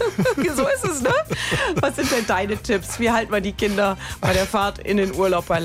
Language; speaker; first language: German; native; German